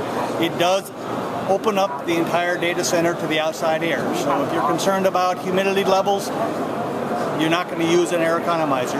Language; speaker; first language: English; native; English